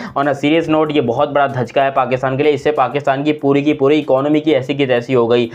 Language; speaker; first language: Urdu; native; Urdu